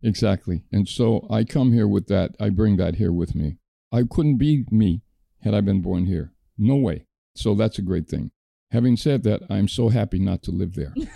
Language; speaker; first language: English; native; English